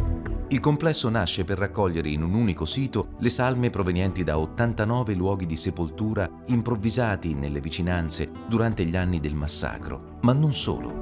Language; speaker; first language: Italian; native; Italian